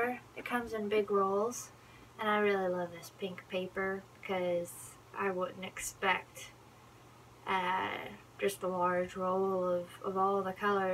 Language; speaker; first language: English; native; English